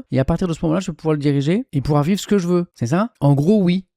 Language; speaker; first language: French; native; French